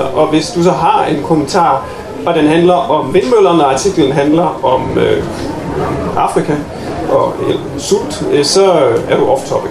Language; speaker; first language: Danish; native; Danish